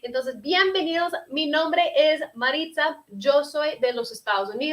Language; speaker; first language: Spanish; non-native, fluent; English